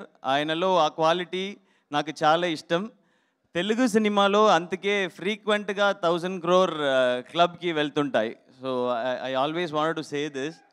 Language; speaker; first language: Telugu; non-native, learner; Tamil